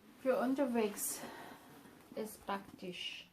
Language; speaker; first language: German; non-native, learner; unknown